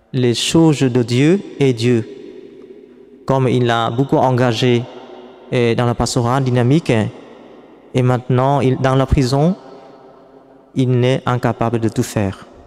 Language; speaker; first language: French; non-native, fluent; Vietnamese